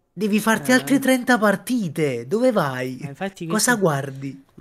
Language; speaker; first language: Italian; native; Italian